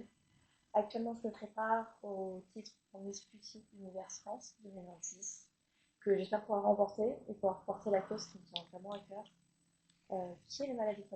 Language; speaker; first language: French; native; French